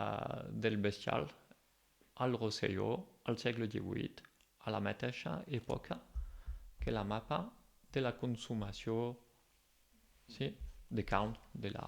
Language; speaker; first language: Catalan; non-native, local second language; French